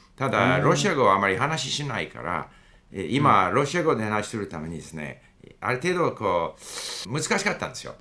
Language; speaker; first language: Japanese; non-native, fluent; English